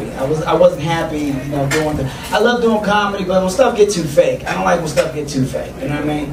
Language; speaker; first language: English; native; English